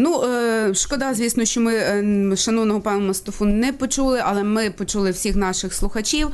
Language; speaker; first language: Ukrainian; native; Ukrainian